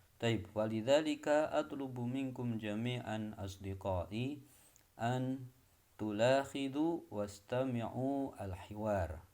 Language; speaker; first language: Arabic; non-native, fluent; Indonesian